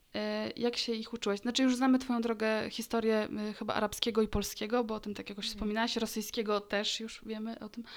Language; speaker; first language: Polish; native; Polish